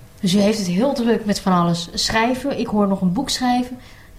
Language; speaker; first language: Dutch; native; Dutch